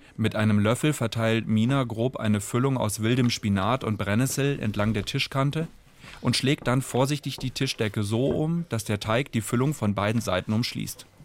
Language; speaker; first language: German; native; German